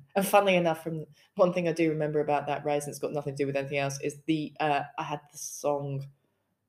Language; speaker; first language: English; native; English